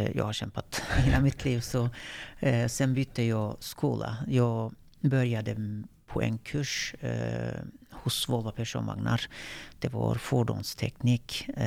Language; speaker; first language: Swedish; non-native, fluent; Turkish